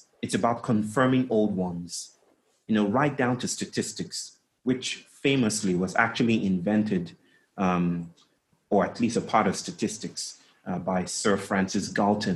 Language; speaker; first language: English; non-native, local second language; Yoruba